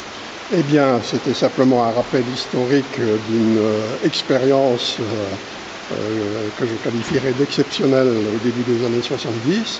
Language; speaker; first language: French; native; French